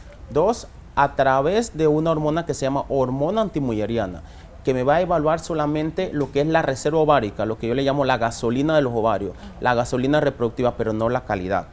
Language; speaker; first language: Spanish; native; Spanish